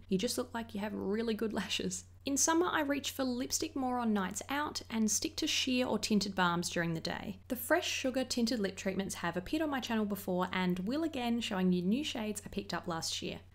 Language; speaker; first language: English; native; English